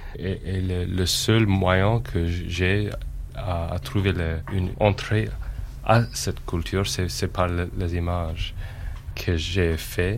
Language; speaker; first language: French; non-native, fluent; English